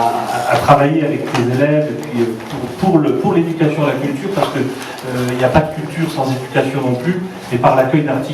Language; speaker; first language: French; native; French